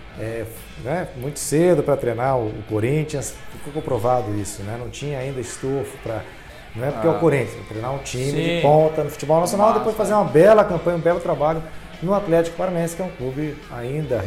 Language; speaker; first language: Portuguese; native; Portuguese